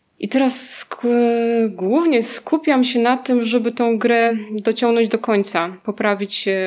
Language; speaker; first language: Polish; native; Polish